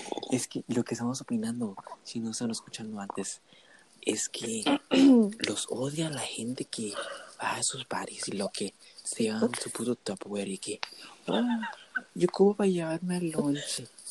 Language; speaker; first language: Spanish; early bilingual, other home language; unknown